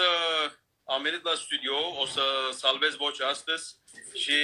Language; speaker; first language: Romanian; non-native, fluent; Turkish